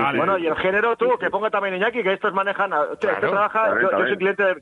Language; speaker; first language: Spanish; native; Spanish